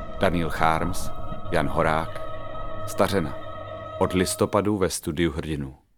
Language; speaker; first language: Czech; native; Czech